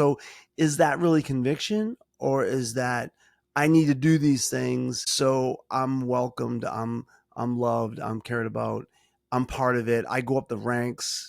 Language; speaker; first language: English; native; English